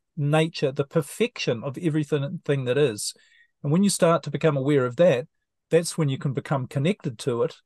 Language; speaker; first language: English; native; English